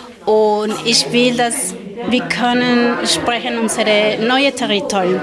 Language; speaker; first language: German; non-native, learner; Spanish